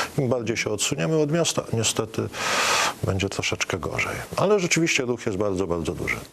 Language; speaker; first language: Polish; native; Polish